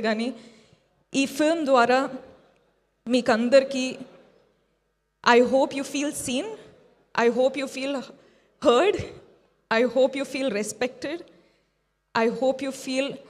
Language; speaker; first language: Telugu; non-native, fluent; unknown